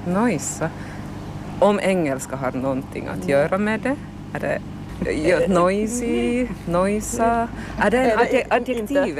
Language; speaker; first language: Swedish; non-native, learner; Finnish